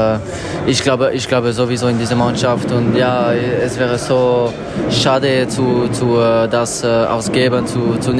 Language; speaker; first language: German; non-native, learner; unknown